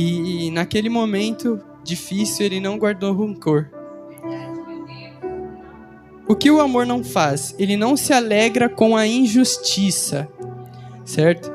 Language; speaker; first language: Portuguese; native; Portuguese